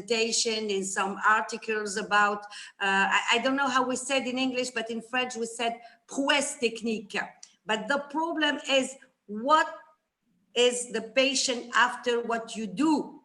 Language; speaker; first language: English; non-native, fluent; Arabic